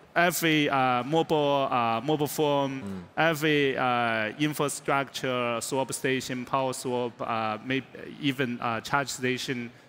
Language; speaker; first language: English; non-native, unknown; Chinese